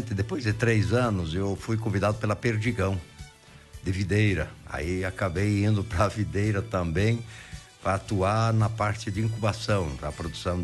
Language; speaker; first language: Portuguese; native; Portuguese